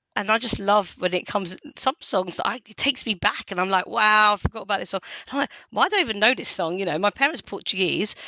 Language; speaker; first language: English; native; English